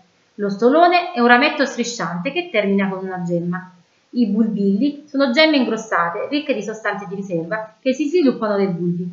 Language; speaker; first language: Italian; native; Italian